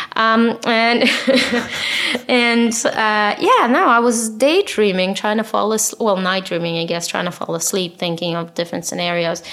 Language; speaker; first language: English; non-native, fluent; Hebrew